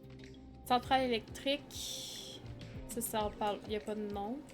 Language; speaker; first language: French; native; French